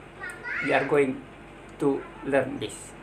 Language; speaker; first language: English; non-native, learner; Indonesian